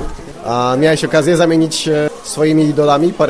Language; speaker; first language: Polish; native; Polish